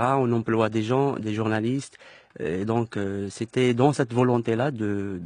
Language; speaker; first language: French; non-native, local second language; Arabic